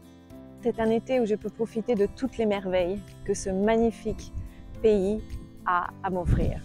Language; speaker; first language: French; native; French